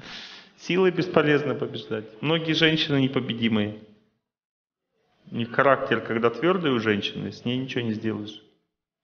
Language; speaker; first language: Russian; native; Russian